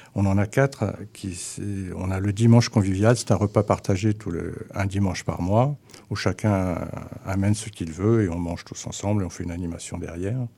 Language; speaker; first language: French; native; French